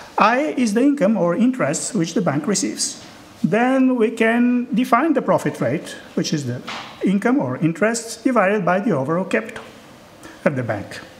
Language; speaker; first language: English; non-native, fluent; Bulgarian